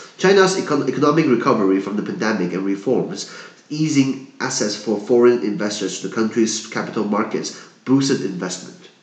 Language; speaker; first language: English; non-native, fluent; Chinese